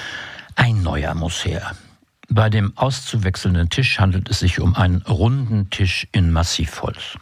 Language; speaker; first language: German; native; German